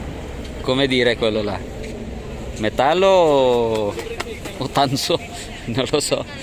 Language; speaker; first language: Italian; non-native, fluent; Filipino